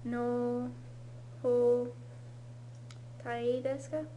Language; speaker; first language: Japanese; non-native, learner; English